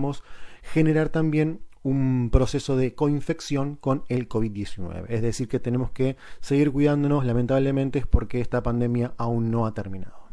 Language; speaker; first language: Spanish; native; Spanish